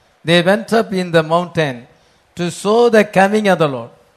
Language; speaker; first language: English; non-native, local second language; Tamil